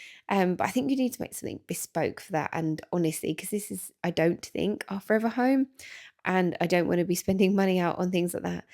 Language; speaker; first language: English; native; English